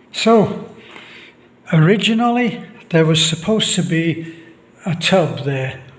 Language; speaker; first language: English; native; English